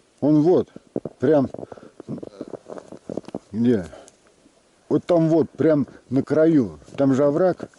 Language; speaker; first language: Russian; native; Russian